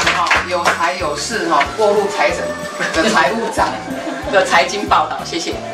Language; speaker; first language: Chinese; native; Chinese